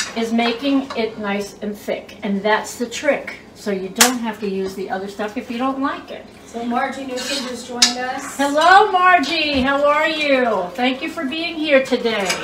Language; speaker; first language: English; native; English